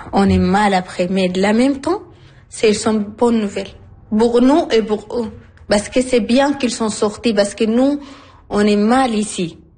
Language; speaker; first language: French; non-native, learner; Arabic